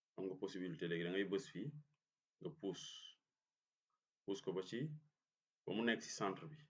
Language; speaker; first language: Wolof; non-native, local second language; Serer